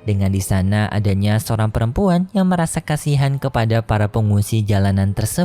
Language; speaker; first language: Indonesian; native; Indonesian